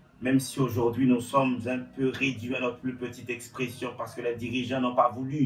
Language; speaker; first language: French; non-native, local second language; Haitian Creole